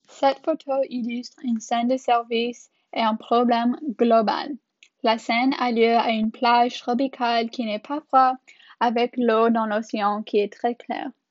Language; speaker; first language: French; non-native, learner; English